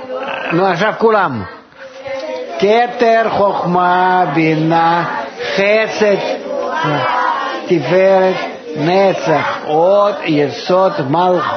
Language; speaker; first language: Hebrew; non-native, fluent; Russian